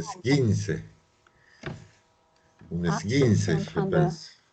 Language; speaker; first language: French; non-native, learner; Spanish